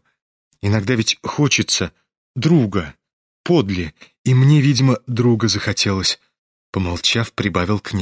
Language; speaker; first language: Russian; native; Russian